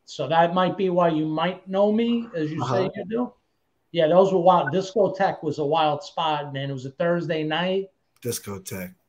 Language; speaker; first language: English; native; English